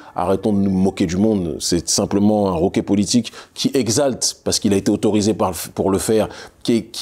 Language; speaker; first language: French; native; French